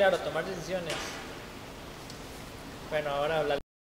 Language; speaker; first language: Spanish; native; Spanish